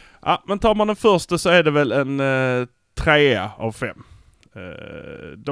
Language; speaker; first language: Swedish; native; Swedish